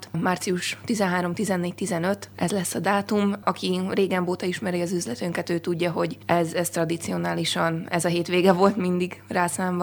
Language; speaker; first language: Hungarian; native; Hungarian